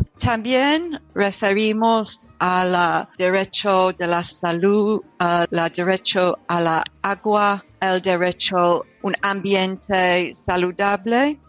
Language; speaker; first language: Spanish; non-native, learner; English